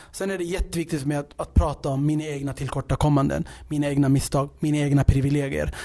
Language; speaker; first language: Swedish; early bilingual, other home language; Amharic